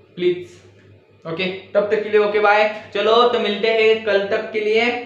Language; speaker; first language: Hindi; non-native, local second language; Marathi